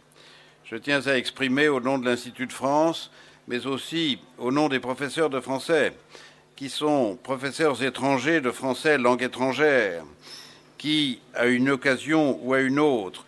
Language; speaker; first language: French; native; French